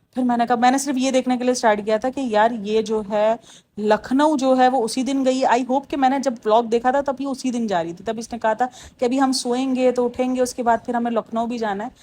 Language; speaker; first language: Urdu; native; Urdu